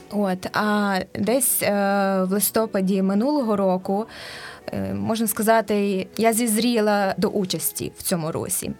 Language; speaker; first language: Ukrainian; native; Ukrainian